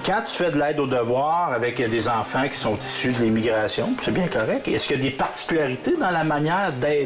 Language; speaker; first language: French; native; French